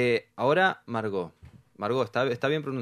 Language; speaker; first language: Spanish; native; Spanish